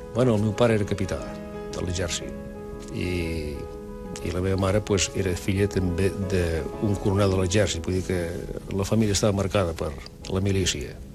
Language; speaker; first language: Catalan; early bilingual, other home language; Basque